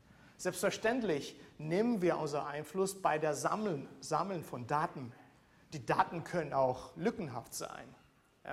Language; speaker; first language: German; non-native, fluent; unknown